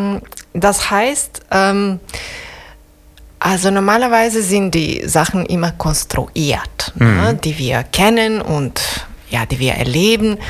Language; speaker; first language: German; non-native, fluent; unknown